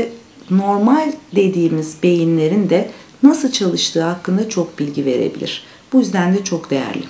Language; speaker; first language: Turkish; native; Turkish